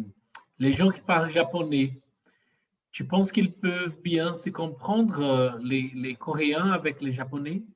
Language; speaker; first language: French; non-native, fluent; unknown